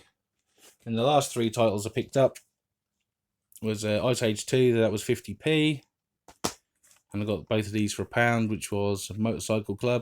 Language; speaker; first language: English; native; English